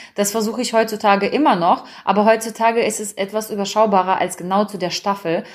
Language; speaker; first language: German; native; German